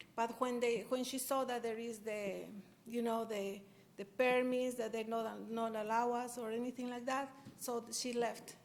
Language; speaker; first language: English; non-native, fluent; Spanish